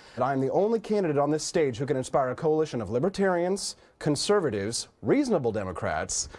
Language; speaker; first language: English; native; English